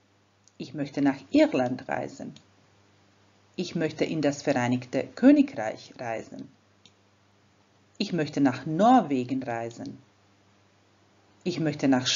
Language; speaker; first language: German; non-native, fluent; Croatian